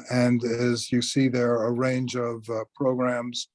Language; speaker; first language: English; native; English